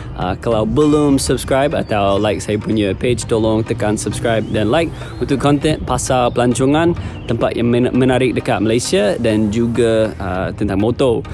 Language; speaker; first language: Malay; non-native, fluent; English